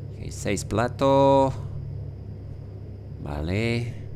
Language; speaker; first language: Spanish; non-native, learner; French